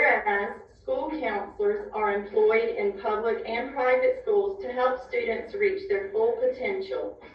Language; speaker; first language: English; native; English